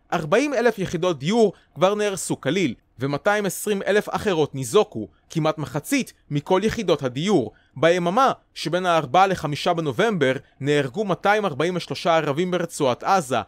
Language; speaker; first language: Hebrew; native; Hebrew